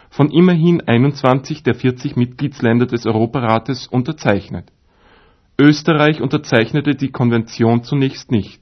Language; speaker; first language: German; native; German